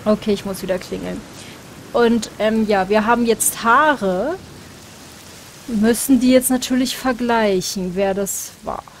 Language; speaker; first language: German; native; German